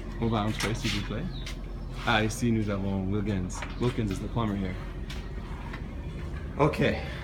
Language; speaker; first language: English; native; English